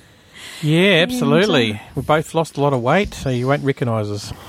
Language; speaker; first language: English; native; English